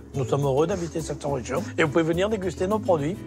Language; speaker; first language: French; native; French